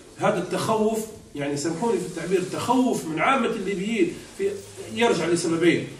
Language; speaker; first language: Arabic; non-native, local second language; Berber languages